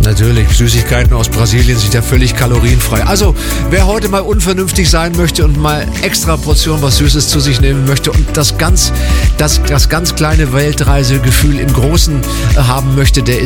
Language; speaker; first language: German; native; German